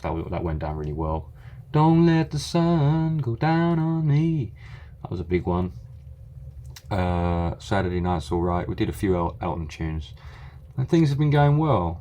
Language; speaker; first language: English; native; English